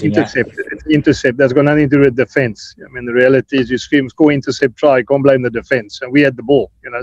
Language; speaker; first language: English; native; English